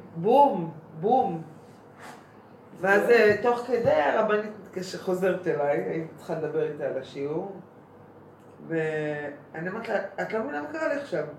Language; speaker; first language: Hebrew; native; Hebrew